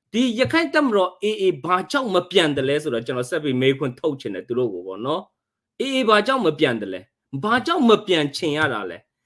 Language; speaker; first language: Burmese; non-native, local second language; Hakha Chin